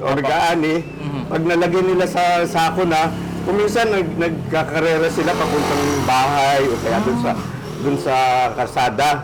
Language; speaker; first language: Filipino; non-native, local second language; Aklanon